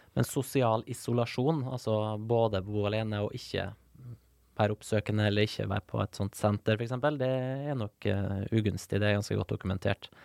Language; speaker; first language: Norwegian; native; Norwegian